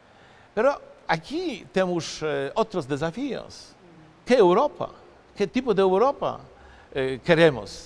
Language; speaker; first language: Portuguese; non-native, fluent; Polish